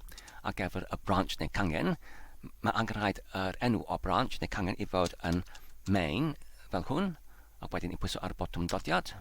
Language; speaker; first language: Welsh; non-native, fluent; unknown